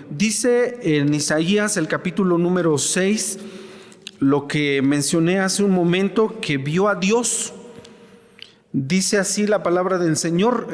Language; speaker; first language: Spanish; native; Spanish